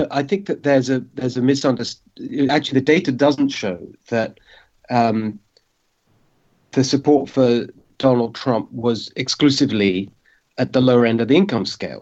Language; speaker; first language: English; native; English